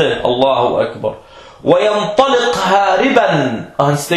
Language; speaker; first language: Danish; non-native, fluent; Arabic